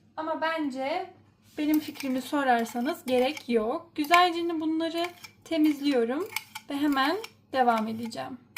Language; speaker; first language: Turkish; early bilingual, heritage; Turkish